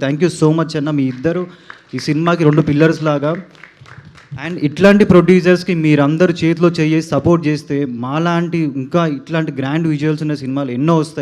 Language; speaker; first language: Telugu; native; Telugu